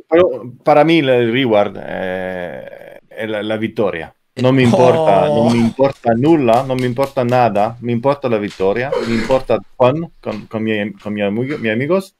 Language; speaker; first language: Spanish; non-native, learner; Italian